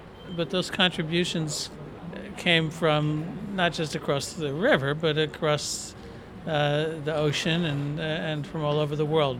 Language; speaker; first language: English; native; English